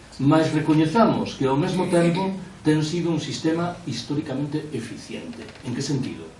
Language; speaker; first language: Galician; non-native, local second language; Spanish